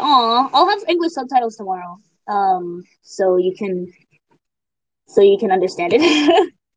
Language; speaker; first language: English; native; English